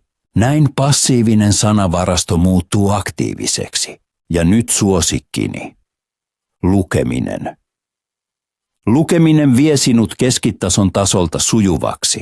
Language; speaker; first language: Finnish; non-native, fluent; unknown